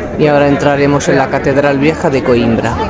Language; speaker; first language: Spanish; native; Spanish